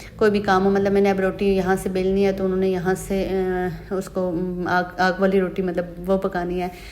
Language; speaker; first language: Urdu; native; Urdu